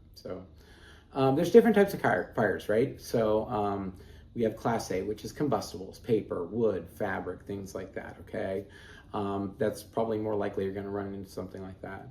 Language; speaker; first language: English; native; English